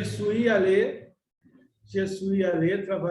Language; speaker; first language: French; non-native, learner; Portuguese